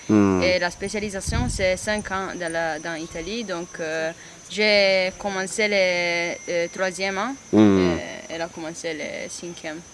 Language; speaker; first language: French; non-native, learner; Italian